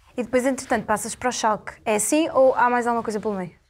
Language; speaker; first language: Portuguese; native; Portuguese